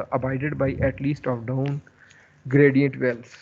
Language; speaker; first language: English; non-native, local second language; Urdu